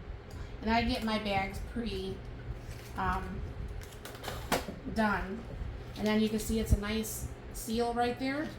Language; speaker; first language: English; native; English